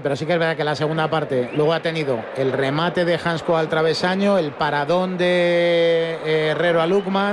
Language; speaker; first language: Spanish; native; Spanish